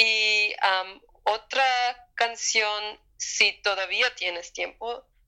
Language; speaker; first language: Spanish; non-native, fluent; German